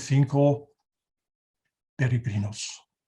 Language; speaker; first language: Spanish; non-native, learner; German